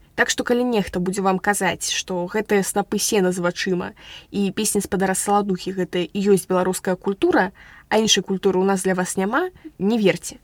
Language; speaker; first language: Belarusian; non-native, local second language; Russian